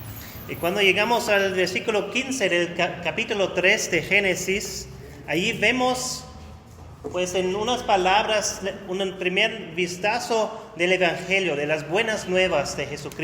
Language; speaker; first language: Spanish; non-native, fluent; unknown